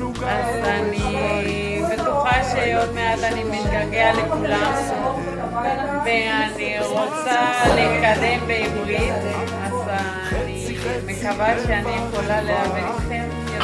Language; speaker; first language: Hebrew; non-native, learner; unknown